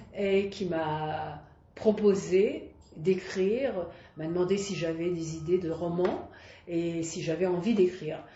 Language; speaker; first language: French; native; French